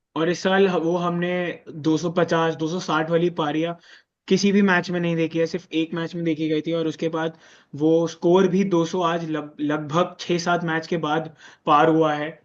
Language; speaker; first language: Hindi; native; Hindi